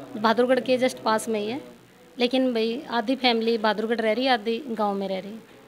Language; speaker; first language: Hindi; native; Hindi